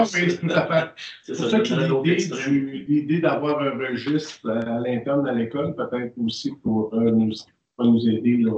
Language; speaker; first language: French; native; French